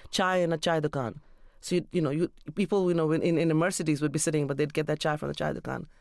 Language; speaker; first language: English; non-native, local second language; Urdu